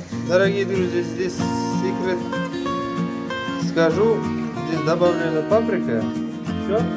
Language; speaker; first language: Russian; non-native, local second language; Uzbek